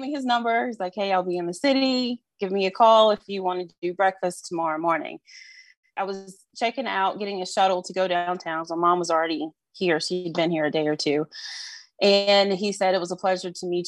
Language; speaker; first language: English; native; English